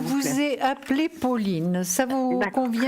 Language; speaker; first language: French; native; French